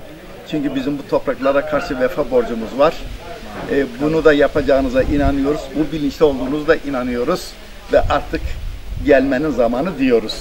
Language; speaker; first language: Turkish; native; Turkish